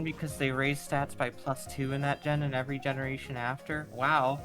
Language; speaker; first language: English; native; English